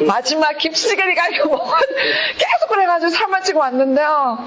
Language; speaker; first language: Korean; early bilingual, heritage; Korean